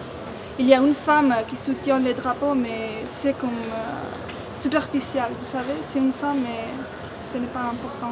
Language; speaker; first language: French; non-native, fluent; Spanish